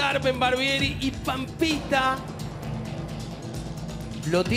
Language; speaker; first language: Spanish; native; Spanish